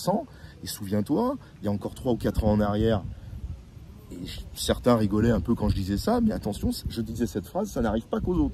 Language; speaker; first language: French; native; French